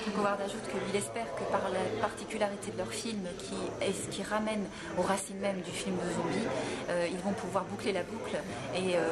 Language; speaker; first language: French; native; French